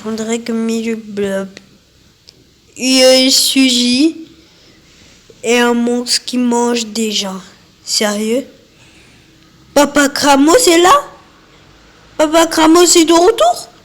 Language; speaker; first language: French; native; French